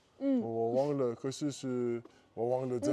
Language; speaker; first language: Chinese; non-native, learner; French